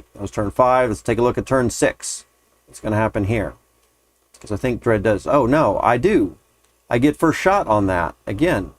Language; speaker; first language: English; native; English